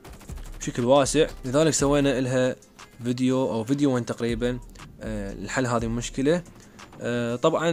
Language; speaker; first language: Arabic; native; Arabic